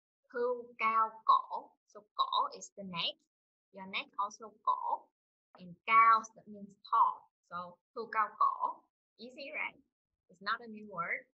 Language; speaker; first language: English; non-native, fluent; Vietnamese